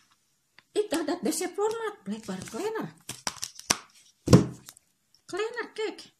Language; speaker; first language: Dutch; non-native, learner; Indonesian